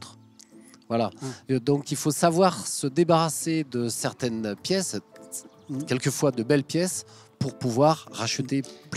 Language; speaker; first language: French; native; French